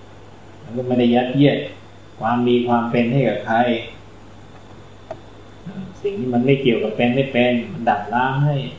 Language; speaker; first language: Thai; native; Thai